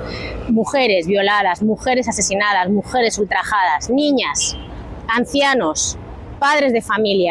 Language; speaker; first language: Spanish; native; Spanish